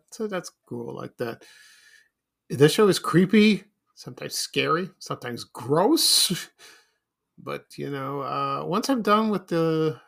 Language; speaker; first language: English; native; English